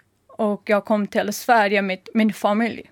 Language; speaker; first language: Swedish; non-native, learner; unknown